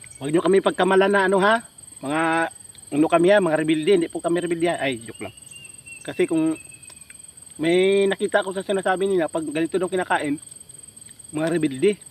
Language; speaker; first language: Filipino; non-native, local second language; Cebuano